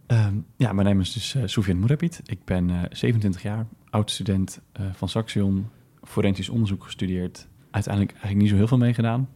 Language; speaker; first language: Dutch; early bilingual, other home language; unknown